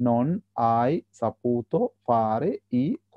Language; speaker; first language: Italian; non-native, fluent; Sinhala